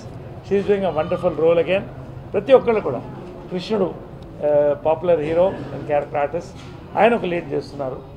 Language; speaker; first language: Telugu; native; Telugu